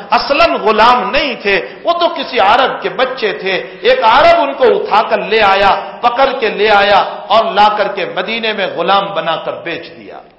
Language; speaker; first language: Urdu; non-native, local second language; Gujarati